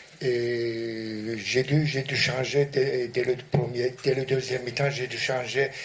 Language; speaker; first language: French; non-native, fluent; Turkish